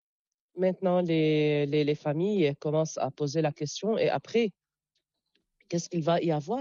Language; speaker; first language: French; non-native, local second language; Arabic